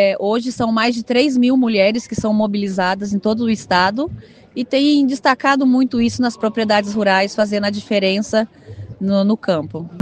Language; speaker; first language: Portuguese; native; Portuguese